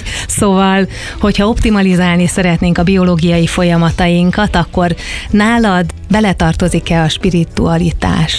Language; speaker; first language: Hungarian; native; Hungarian